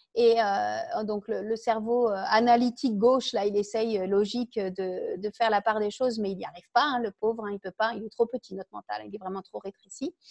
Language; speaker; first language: French; native; French